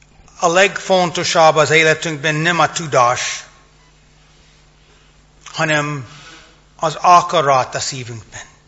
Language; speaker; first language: Hungarian; non-native, fluent; English